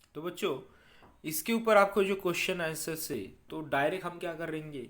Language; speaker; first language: Hindi; non-native, local second language; Marathi